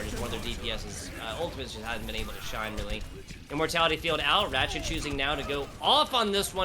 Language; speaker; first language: English; native; English